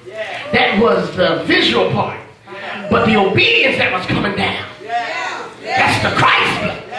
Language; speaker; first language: English; native; English